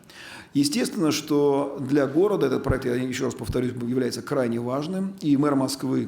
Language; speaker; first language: Russian; native; Russian